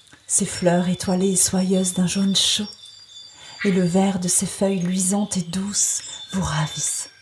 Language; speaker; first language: French; native; French